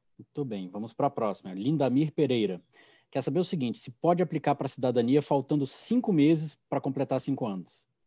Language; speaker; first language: Portuguese; native; Portuguese